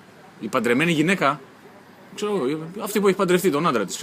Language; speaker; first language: Greek; native; Greek